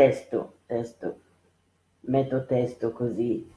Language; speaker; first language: Italian; non-native, fluent; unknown